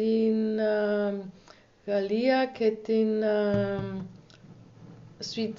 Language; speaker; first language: Greek; non-native, learner; German